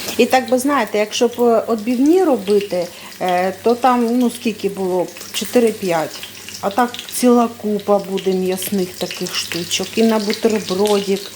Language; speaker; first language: Ukrainian; non-native, local second language; Russian